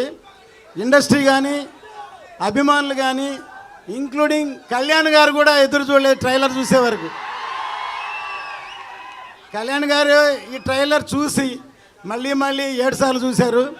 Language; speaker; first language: Telugu; native; Telugu